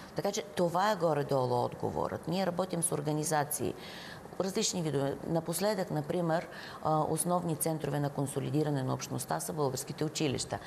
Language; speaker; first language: Bulgarian; native; Bulgarian